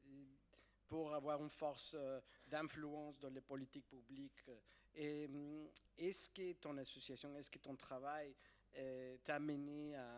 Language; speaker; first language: French; non-native, fluent; Spanish